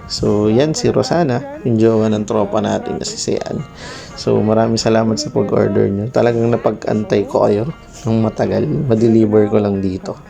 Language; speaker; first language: Filipino; native; Filipino